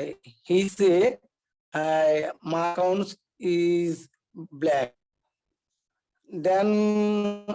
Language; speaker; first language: English; non-native, learner; Bangla